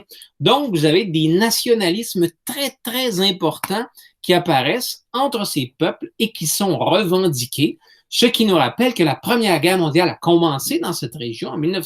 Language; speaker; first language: French; native; French